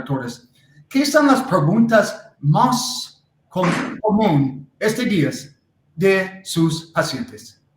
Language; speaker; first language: Spanish; non-native, learner; English